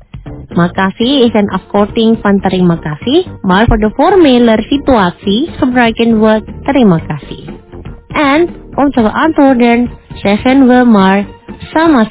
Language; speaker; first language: Dutch; non-native, learner; Indonesian